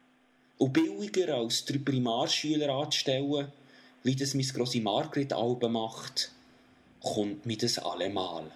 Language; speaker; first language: German; native; German